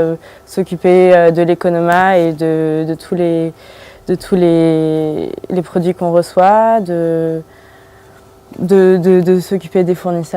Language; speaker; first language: French; native; French